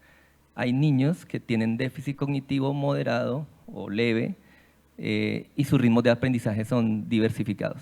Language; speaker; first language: Spanish; native; Spanish